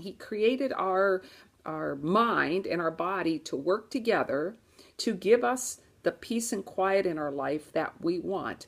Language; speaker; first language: English; native; English